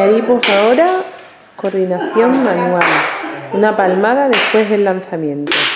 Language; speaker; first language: Spanish; native; Spanish